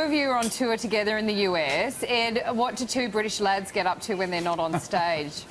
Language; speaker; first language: English; native; English